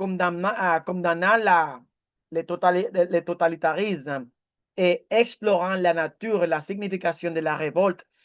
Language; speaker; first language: French; non-native, learner; Spanish